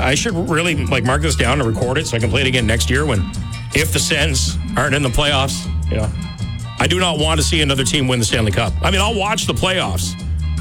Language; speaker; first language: English; native; English